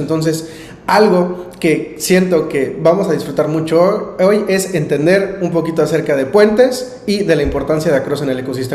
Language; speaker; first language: Spanish; native; Spanish